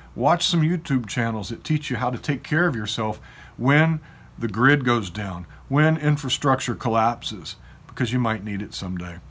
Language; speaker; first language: English; native; English